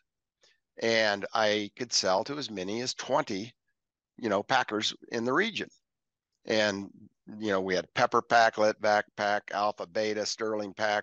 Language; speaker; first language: English; native; English